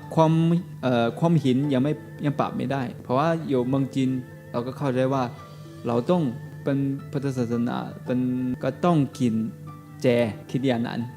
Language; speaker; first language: Thai; non-native, learner; Chinese